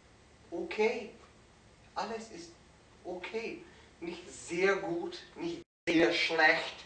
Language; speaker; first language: German; non-native, fluent; English